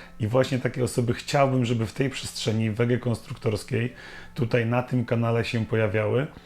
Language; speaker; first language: Polish; native; Polish